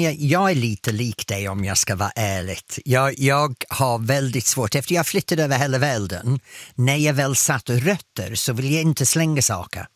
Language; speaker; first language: Swedish; non-native, fluent; English